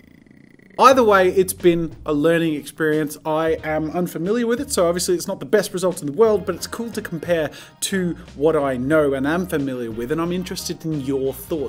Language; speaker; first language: English; native; English